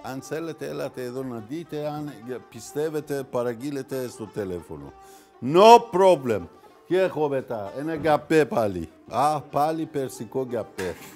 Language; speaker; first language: Greek; non-native, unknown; Persian